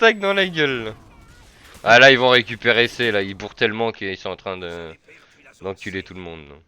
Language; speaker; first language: French; native; French